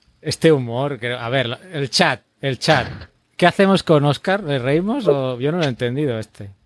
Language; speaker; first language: Spanish; native; Spanish